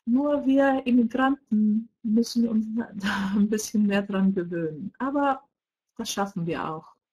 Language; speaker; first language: German; non-native, fluent; Greek